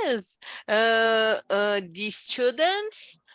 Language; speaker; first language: English; non-native, learner; Portuguese